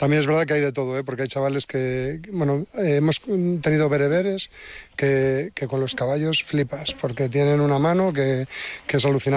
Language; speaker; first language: Spanish; native; Spanish